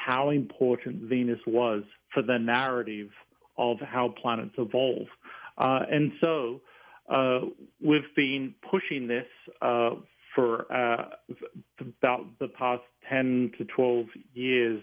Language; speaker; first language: English; native; English